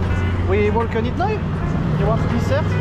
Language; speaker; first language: English; non-native, learner; French